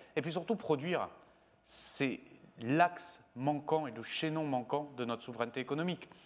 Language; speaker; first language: French; native; French